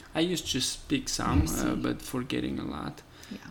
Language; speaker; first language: English; non-native, fluent; Romanian